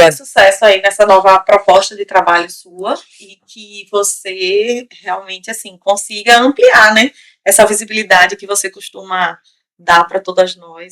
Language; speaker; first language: Portuguese; native; Portuguese